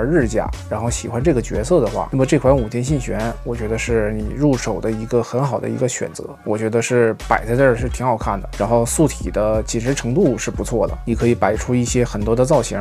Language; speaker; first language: Chinese; native; Chinese